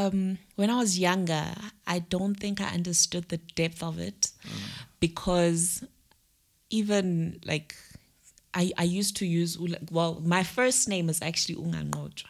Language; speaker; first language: English; non-native, local second language; Zulu